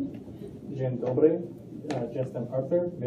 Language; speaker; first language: Polish; non-native, learner; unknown